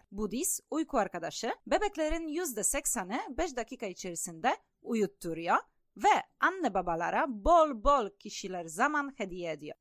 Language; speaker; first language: Turkish; non-native, fluent; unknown